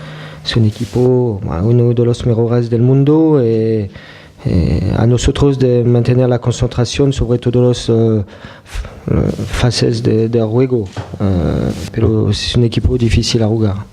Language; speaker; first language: Spanish; non-native, fluent; French